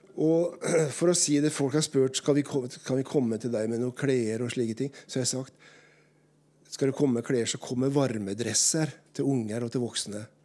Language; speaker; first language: Norwegian; native; Norwegian